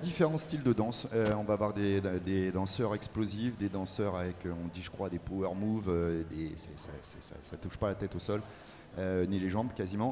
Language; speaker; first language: French; native; French